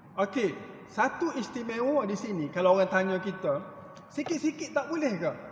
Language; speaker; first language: Malay; native; Malay